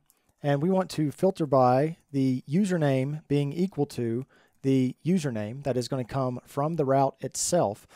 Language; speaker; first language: English; native; English